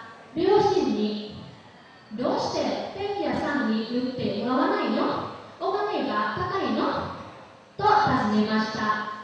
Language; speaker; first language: Japanese; non-native, learner; Lao